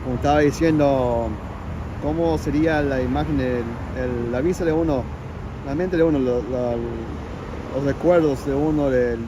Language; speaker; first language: Spanish; early bilingual, heritage; Spanish